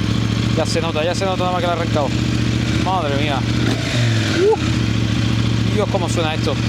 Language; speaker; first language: Spanish; native; Spanish